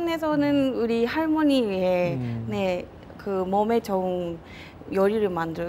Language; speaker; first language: Korean; non-native, fluent; Japanese